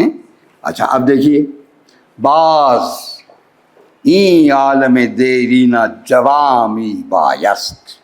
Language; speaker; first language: Persian; non-native, fluent; Urdu